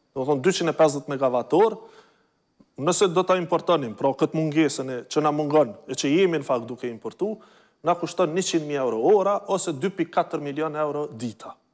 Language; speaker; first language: Albanian; native; Albanian